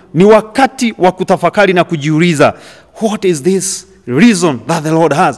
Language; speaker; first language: English; non-native, local second language; Swahili